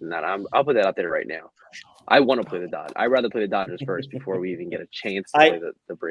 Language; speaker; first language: English; native; English